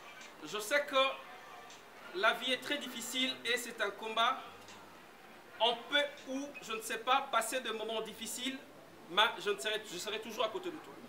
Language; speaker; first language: French; non-native, local second language; Lingala